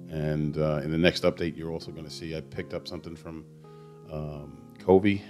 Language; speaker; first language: English; native; English